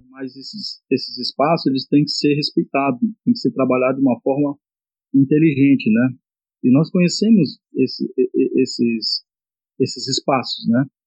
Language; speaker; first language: Portuguese; non-native, local second language; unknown